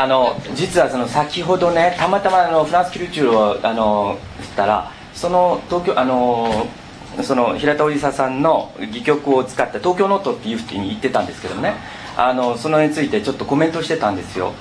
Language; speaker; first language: Japanese; native; Japanese